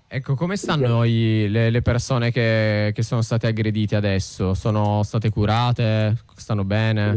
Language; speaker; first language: Italian; native; Italian